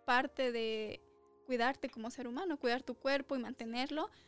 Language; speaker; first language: Spanish; early bilingual, other home language; English